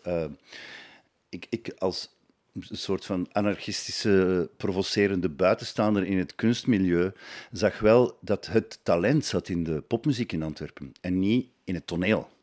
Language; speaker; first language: Dutch; native; Dutch